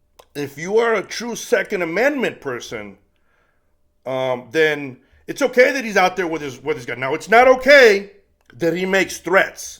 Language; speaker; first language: English; native; English